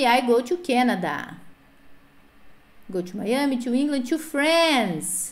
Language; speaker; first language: English; non-native, fluent; Portuguese